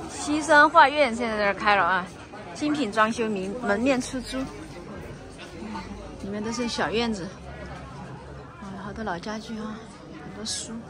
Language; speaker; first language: Chinese; native; Chinese